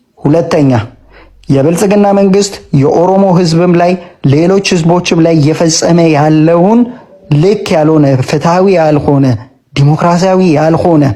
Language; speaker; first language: Amharic; non-native, local second language; Oromo